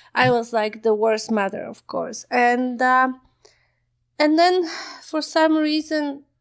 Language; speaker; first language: English; non-native, fluent; Polish